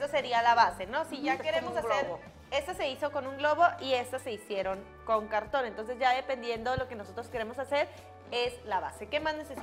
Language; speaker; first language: Spanish; native; Spanish